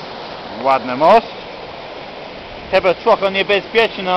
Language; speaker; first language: Polish; non-native, learner; English